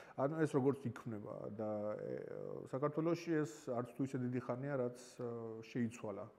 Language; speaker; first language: Georgian; early bilingual, heritage; Georgian